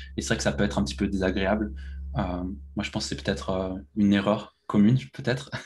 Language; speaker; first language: French; native; French